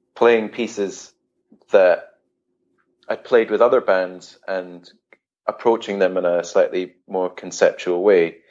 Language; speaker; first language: English; native; English